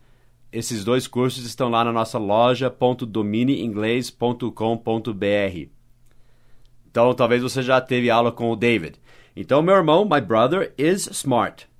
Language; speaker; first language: Portuguese; non-native, fluent; English